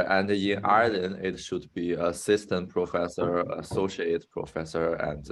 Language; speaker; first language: English; non-native, fluent; Chinese